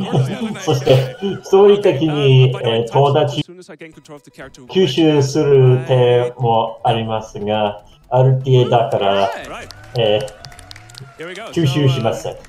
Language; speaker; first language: Japanese; non-native, learner; English